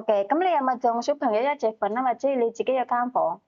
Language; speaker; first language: Cantonese; native; Cantonese